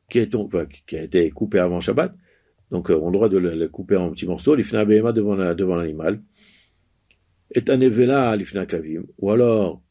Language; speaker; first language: French; native; French